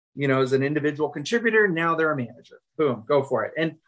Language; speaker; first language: English; early bilingual, other home language; Spanish